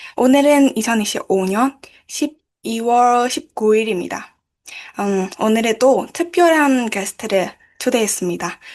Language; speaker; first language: Korean; non-native, learner; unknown